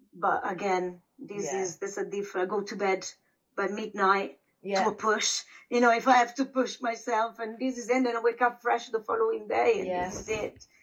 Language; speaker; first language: English; non-native, fluent; Italian